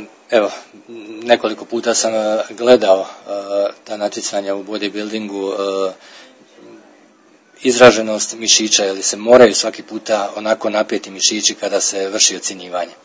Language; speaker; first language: Croatian; native; Croatian